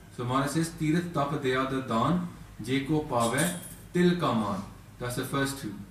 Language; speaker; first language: English; native; English